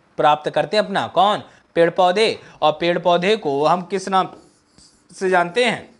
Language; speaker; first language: Hindi; native; Hindi